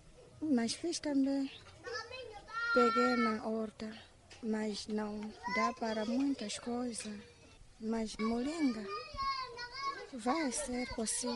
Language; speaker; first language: Portuguese; non-native, local second language; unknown